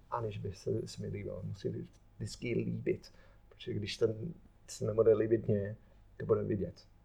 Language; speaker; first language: Czech; non-native, fluent; English